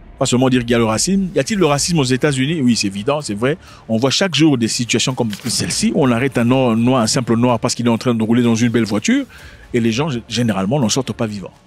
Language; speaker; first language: French; non-native, local second language; Lingala